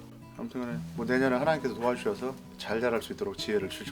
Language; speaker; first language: Korean; native; Korean